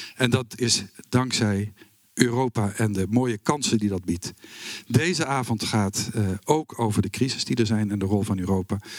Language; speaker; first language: Dutch; native; Dutch